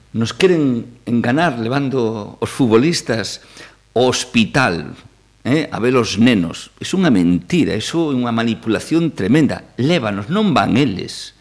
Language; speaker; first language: Galician; native; Galician